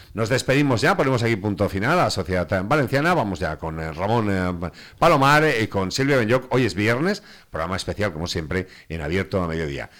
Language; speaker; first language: Spanish; native; Spanish